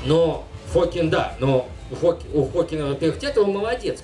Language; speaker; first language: Russian; native; Russian